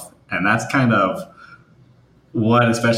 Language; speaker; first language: English; native; English